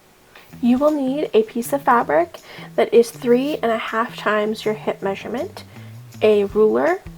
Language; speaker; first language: English; native; English